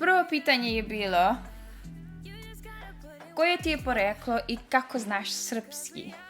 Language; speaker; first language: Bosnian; early bilingual, heritage; Dutch